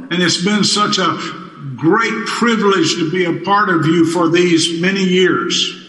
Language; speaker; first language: English; native; English